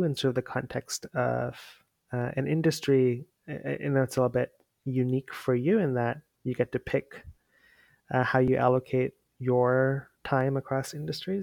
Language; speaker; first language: English; non-native, local second language; Hindi